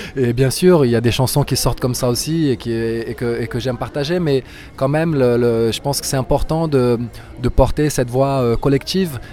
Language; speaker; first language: French; non-native, fluent; Portuguese